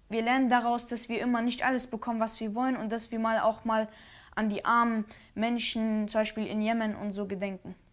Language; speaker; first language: German; early bilingual, other home language; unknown